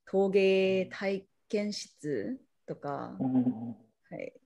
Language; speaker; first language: Japanese; non-native, learner; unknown